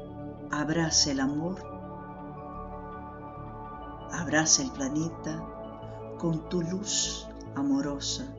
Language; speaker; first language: Spanish; non-native, fluent; Portuguese